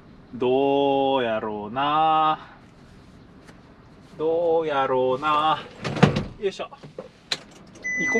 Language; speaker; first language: Japanese; native; Japanese